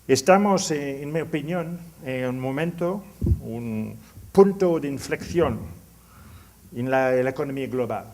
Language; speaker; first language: Spanish; non-native, learner; English